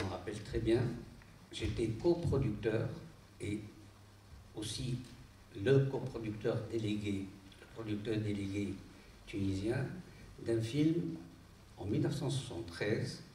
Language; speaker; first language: French; non-native, local second language; Arabic